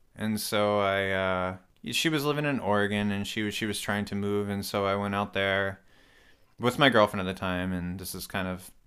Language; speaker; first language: English; native; English